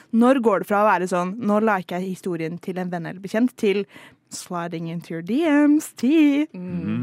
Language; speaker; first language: Norwegian; native; Norwegian